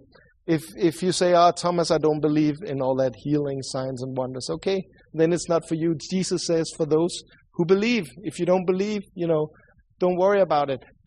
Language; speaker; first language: English; non-native, fluent; Swedish